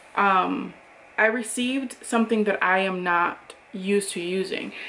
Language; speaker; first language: English; native; English